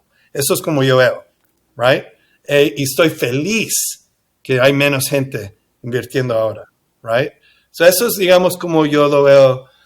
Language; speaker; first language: Spanish; early bilingual, heritage; English